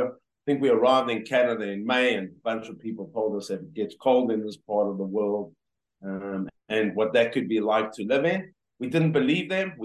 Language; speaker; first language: English; native; English